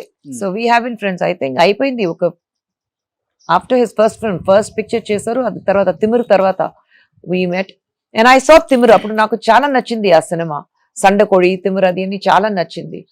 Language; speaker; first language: Telugu; non-native, fluent; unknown